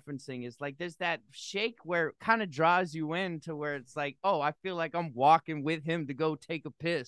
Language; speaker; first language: English; native; English